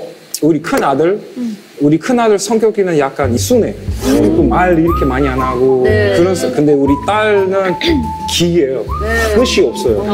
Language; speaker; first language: Korean; non-native, fluent; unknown